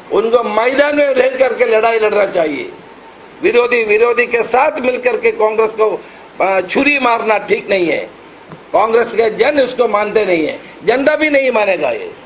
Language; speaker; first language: Hindi; non-native, local second language; Marathi